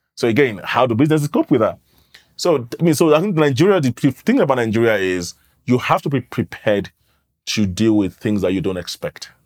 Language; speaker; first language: English; native; English